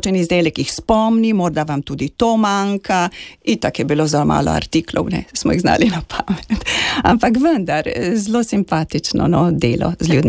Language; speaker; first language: Slovenian; native; Slovenian